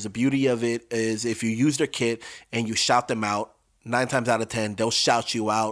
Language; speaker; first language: English; native; English